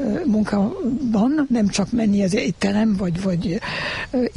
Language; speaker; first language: Hungarian; non-native, learner; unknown